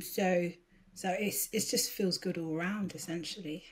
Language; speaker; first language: English; early bilingual, other home language; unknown